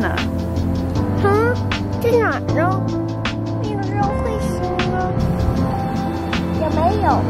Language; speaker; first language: Chinese; early bilingual, heritage; Chinese